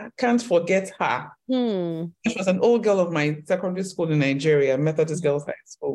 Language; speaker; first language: English; non-native, local second language; Yoruba